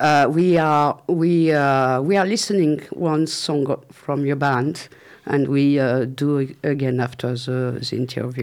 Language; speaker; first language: English; non-native, learner; French